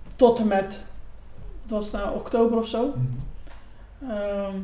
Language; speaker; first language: Dutch; native; Dutch